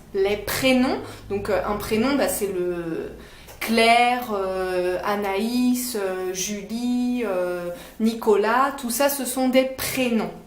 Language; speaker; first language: French; native; French